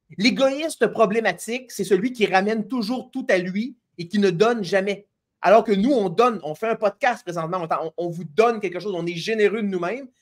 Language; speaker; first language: French; native; French